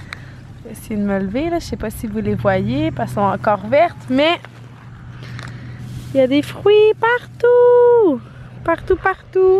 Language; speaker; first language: French; native; French